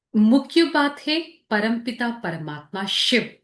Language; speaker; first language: Hindi; non-native, local second language; Telugu